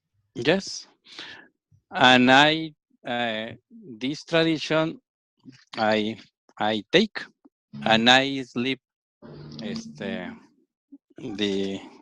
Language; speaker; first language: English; non-native, learner; Spanish